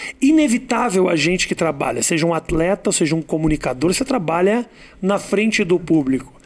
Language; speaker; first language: Portuguese; native; Portuguese